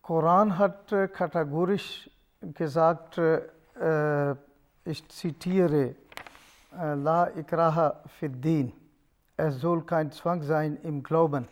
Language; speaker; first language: German; non-native, learner; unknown